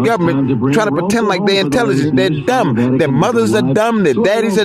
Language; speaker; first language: English; native; English